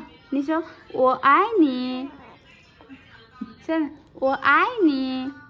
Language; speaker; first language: Chinese; non-native, learner; Nepali